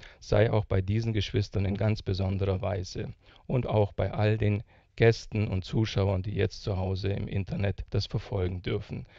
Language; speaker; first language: German; native; German